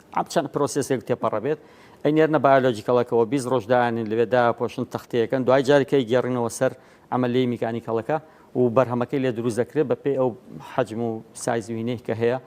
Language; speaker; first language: Central Kurdish; native; Central Kurdish